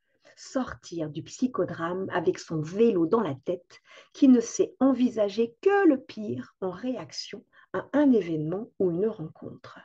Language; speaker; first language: French; native; French